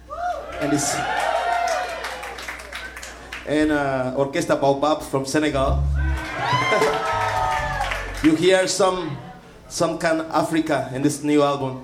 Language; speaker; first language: English; non-native, learner; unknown